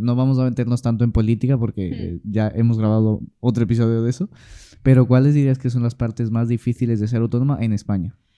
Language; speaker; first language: Spanish; native; Spanish